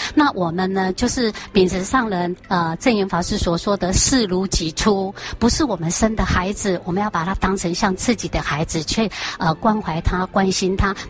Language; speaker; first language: Chinese; native; Chinese